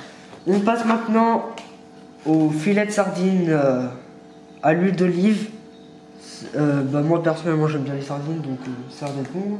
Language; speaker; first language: French; native; French